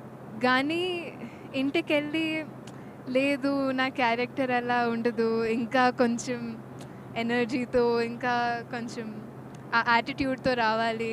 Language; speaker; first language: Telugu; non-native, fluent; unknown